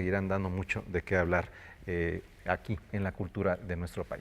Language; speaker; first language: Spanish; native; Spanish